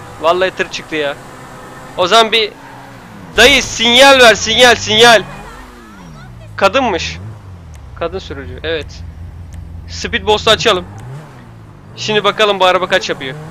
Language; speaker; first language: Turkish; native; Turkish